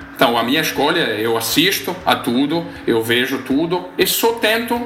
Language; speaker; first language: Portuguese; non-native, fluent; Italian